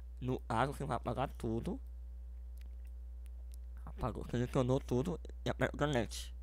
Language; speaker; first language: Portuguese; native; Portuguese